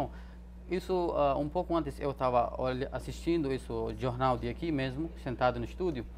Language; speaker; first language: Portuguese; non-native, fluent; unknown